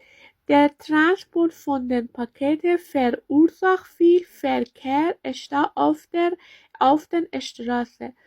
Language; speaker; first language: German; non-native, learner; Persian